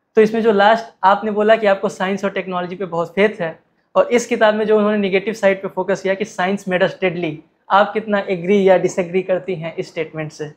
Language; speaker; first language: Hindi; native; Hindi